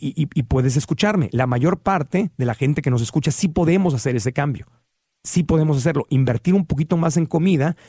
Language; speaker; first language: Spanish; native; Spanish